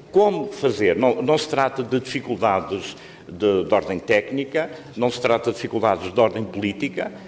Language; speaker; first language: Portuguese; native; Portuguese